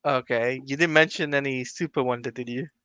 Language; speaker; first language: English; native; English